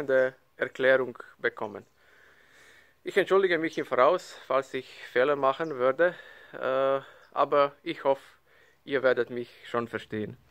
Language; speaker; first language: German; non-native, learner; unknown